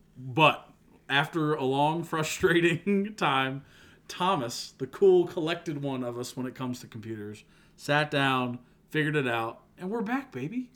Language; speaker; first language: English; native; English